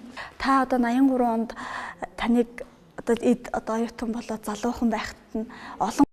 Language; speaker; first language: Mongolian; native; Mongolian